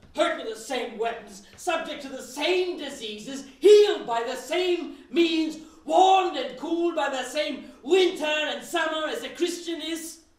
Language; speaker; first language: English; native; English